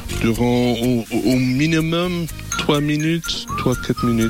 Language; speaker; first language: French; non-native, learner; English